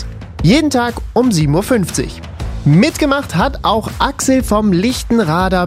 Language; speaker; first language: German; native; German